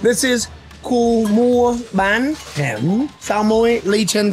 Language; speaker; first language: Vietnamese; non-native, fluent; English